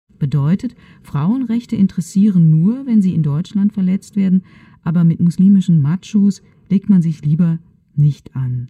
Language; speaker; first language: German; native; German